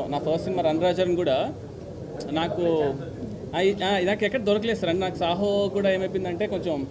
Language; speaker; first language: Telugu; native; Telugu